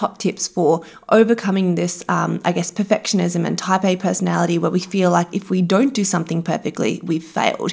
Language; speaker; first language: English; native; English